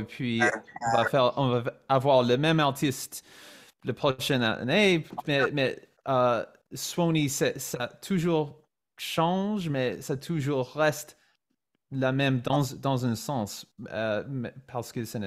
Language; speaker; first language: French; non-native, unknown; English